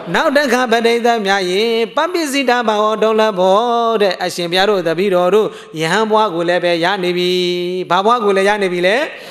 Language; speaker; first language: Burmese; native; Burmese